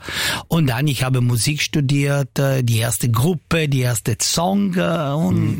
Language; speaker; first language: German; non-native, local second language; Italian